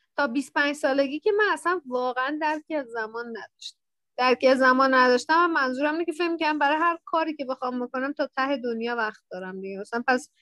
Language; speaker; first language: Persian; native; Persian